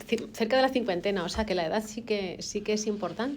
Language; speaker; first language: Spanish; native; Spanish